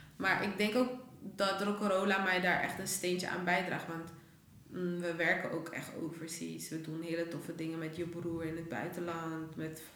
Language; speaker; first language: Dutch; early bilingual, other home language; Persian